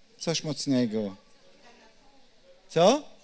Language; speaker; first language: Polish; non-native, learner; Hebrew